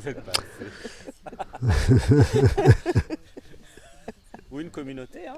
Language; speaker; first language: French; native; French